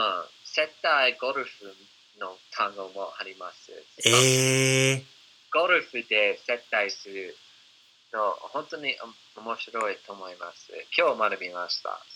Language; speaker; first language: Japanese; non-native, fluent; English